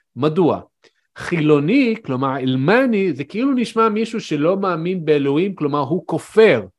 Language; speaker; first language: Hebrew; native; Hebrew